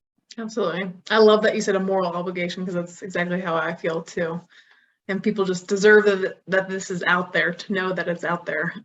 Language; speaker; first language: English; native; English